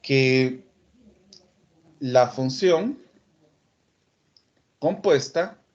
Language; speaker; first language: Spanish; native; Spanish